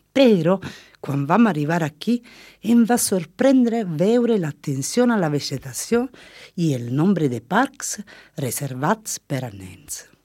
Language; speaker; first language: Catalan; non-native, learner; Italian